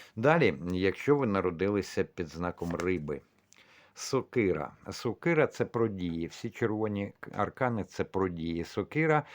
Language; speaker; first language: Ukrainian; non-native, local second language; Russian